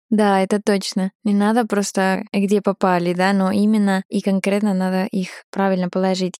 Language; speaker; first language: Russian; non-native, fluent; Spanish